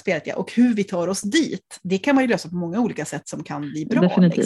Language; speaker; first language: Swedish; native; Swedish